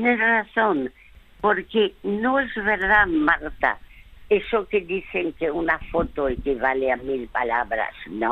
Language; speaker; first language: Spanish; early bilingual, other home language; French